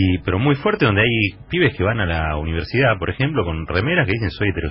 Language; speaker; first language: Spanish; native; Spanish